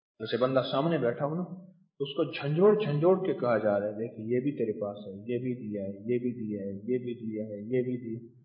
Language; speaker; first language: Urdu; native; Urdu